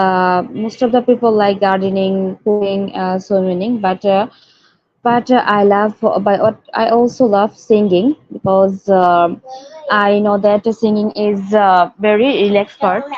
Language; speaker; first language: English; non-native, learner; Bangla